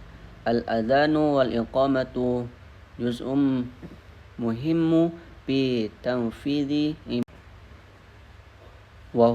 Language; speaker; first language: Arabic; non-native, learner; Indonesian